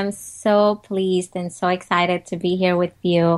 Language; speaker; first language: English; non-native, fluent; Spanish